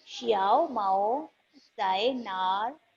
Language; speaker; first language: Chinese; non-native, learner; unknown